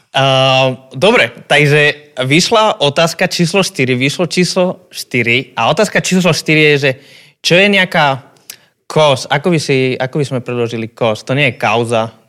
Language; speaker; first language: Slovak; non-native, fluent; Spanish